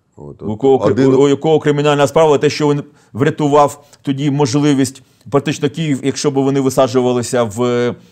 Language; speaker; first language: Ukrainian; native; Ukrainian